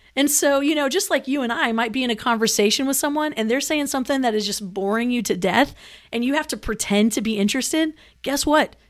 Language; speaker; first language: English; native; English